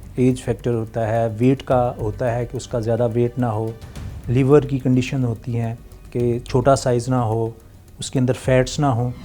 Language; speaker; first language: Urdu; non-native, local second language; Punjabi